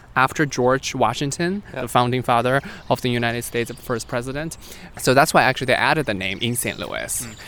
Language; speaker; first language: English; non-native, fluent; Chinese